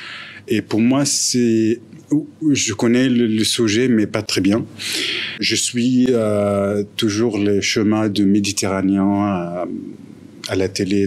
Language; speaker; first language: French; non-native, fluent; Arabic